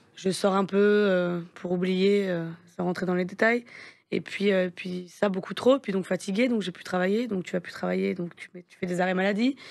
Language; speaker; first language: French; native; French